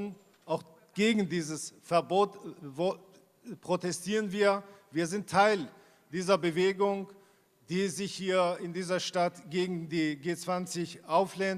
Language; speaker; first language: German; non-native, fluent; Kurdish